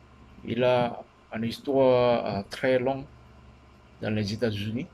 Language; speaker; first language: French; non-native, learner; Min Nan Chinese